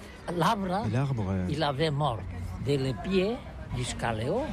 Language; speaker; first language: French; non-native, learner; Catalan